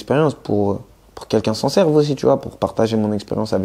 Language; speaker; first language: French; native; French